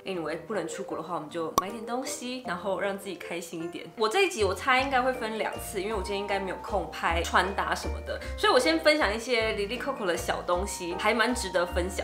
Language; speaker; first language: Chinese; native; Chinese